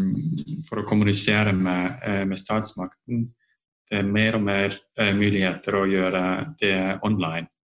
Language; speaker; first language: Norwegian; non-native, fluent; Estonian